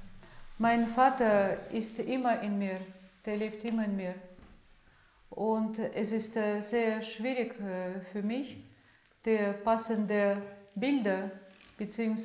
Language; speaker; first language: German; non-native, fluent; Russian